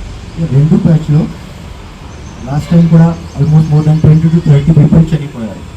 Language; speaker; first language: Telugu; non-native, learner; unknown